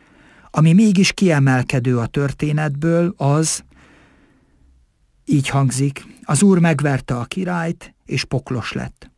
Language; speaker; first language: Hungarian; native; Hungarian